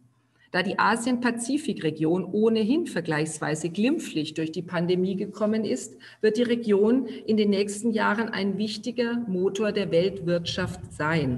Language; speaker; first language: German; native; German